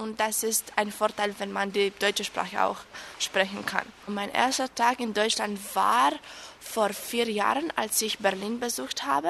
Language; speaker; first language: German; non-native, fluent; Romanian